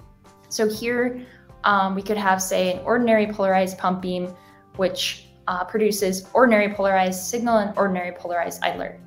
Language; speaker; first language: English; native; English